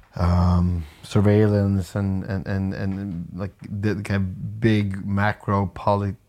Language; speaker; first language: English; non-native, fluent; Swedish